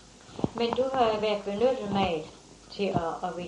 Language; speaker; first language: Danish; native; Danish